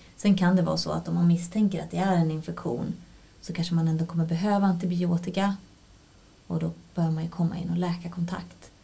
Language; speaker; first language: Swedish; native; Swedish